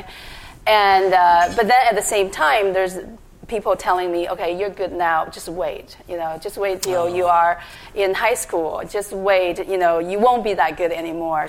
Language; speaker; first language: English; non-native, fluent; Chinese